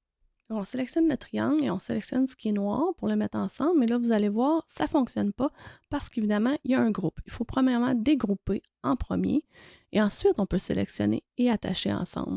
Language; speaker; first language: French; native; French